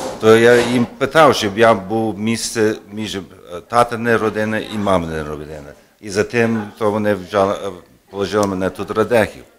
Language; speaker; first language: Ukrainian; early bilingual, heritage; Ukrainian